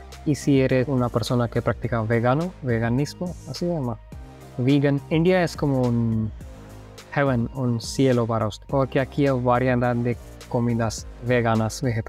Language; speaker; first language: Spanish; non-native, fluent; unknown